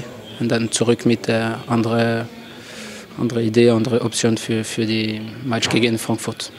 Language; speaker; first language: German; non-native, learner; French